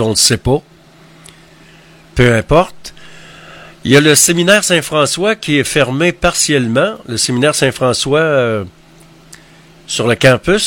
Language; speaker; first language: French; native; French